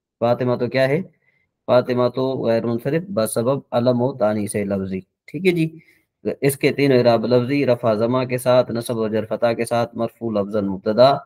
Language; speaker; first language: Urdu; native; Urdu